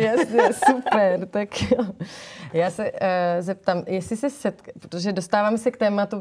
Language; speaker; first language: Czech; native; Czech